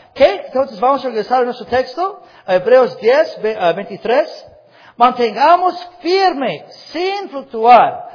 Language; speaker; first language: Spanish; non-native, fluent; English